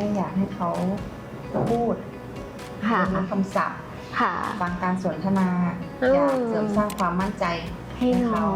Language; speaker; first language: Thai; native; Thai